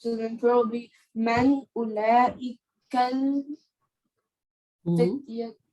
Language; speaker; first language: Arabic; non-native, learner; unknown